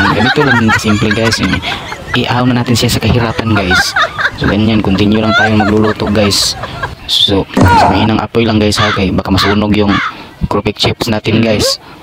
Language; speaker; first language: Filipino; non-native, local second language; Cebuano